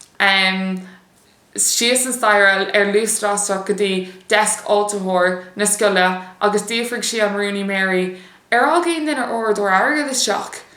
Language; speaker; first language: Irish; non-native, local second language; English